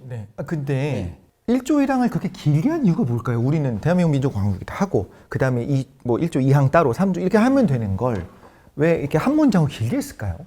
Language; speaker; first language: Korean; native; Korean